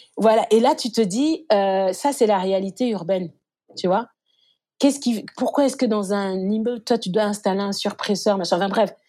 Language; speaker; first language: French; native; French